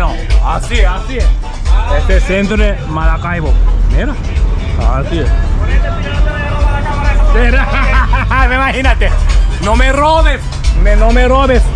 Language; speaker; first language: Spanish; non-native, learner; Japanese